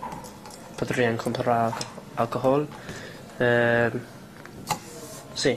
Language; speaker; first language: Spanish; non-native, learner; English